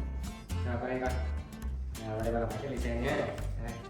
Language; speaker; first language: Vietnamese; native; Vietnamese